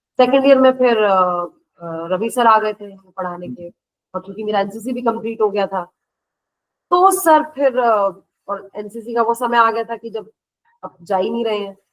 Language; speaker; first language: Hindi; native; Hindi